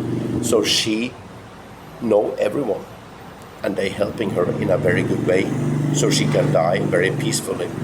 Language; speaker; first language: English; non-native, fluent; Norwegian